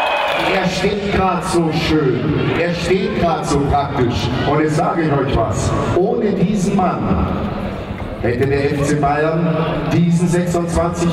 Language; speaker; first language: German; native; German